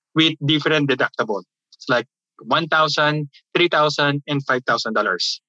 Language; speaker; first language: English; non-native, local second language; Filipino